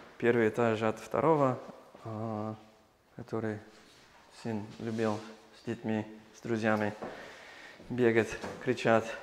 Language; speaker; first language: Russian; non-native, learner; English